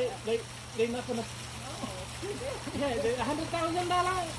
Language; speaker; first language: English; non-native, learner; Khmer